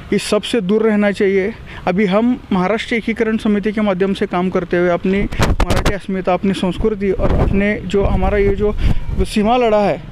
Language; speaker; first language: Hindi; non-native, local second language; Marathi